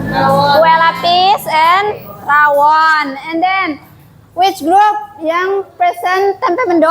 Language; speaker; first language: English; non-native, fluent; Indonesian